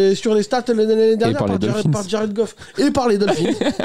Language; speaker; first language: French; native; French